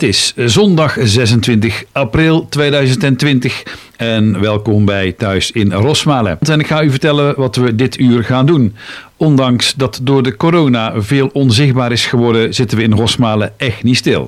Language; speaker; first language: Dutch; native; Dutch